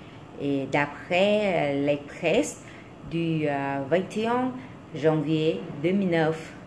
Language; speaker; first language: French; non-native, learner; Vietnamese